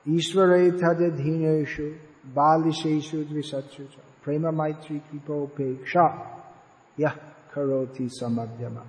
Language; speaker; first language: Hindi; non-native, fluent; English